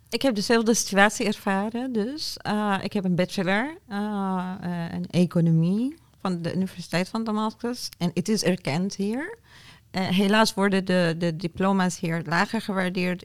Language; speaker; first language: Dutch; non-native, fluent; Arabic